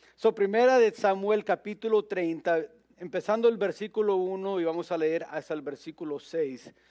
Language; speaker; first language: Spanish; early bilingual, heritage; Spanish